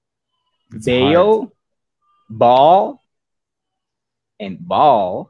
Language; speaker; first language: English; non-native, fluent; Portuguese